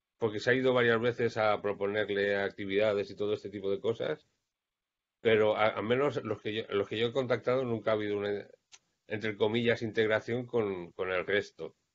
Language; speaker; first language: Spanish; native; Spanish